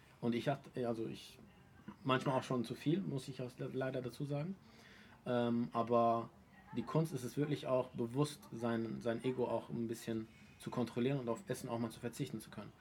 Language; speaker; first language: German; early bilingual, other home language; Turkish